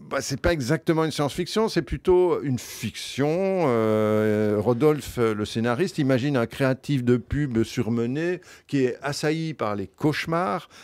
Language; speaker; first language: French; native; French